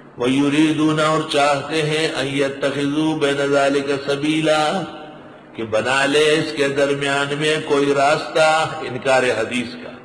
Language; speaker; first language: Urdu; non-native, local second language; Pashto